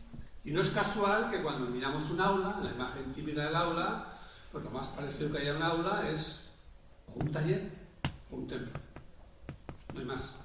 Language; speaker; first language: Spanish; native; Spanish